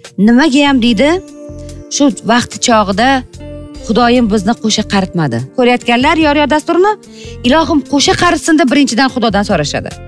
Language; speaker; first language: Uzbek; native; Uzbek